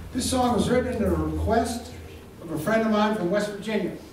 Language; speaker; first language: English; native; English